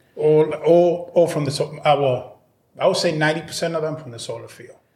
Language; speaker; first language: English; non-native, fluent; Spanish